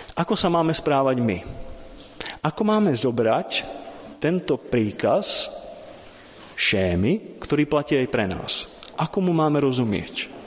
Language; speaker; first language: Slovak; native; Slovak